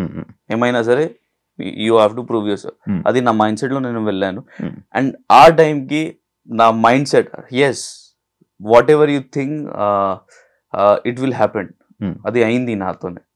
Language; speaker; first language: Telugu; non-native, local second language; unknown